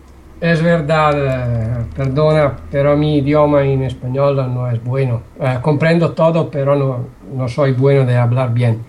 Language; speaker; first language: Spanish; non-native, learner; Italian